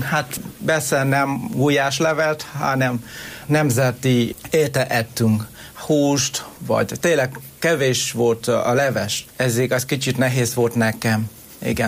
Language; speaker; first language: Hungarian; non-native, learner; Vietnamese